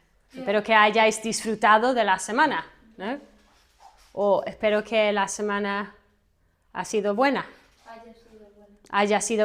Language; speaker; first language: Spanish; non-native, fluent; English